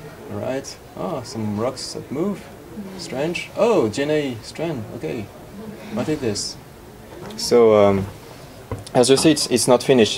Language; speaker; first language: English; non-native, fluent; French